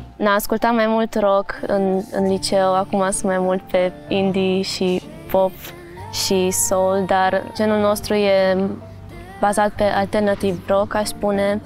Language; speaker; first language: Romanian; native; Romanian